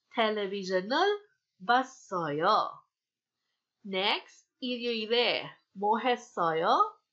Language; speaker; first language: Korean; non-native, fluent; Filipino